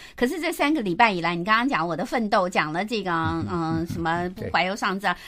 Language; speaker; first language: Chinese; native; Chinese